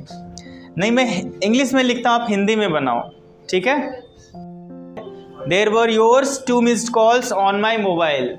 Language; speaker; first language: Hindi; native; Hindi